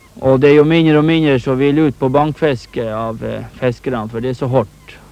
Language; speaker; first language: Norwegian; native; Norwegian